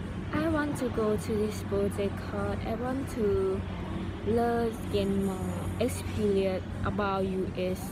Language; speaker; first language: English; non-native, learner; Thai